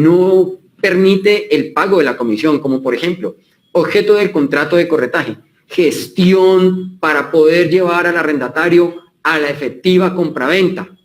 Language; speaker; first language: Spanish; native; Spanish